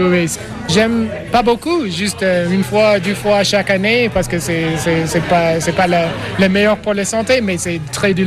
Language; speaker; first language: French; non-native, learner; English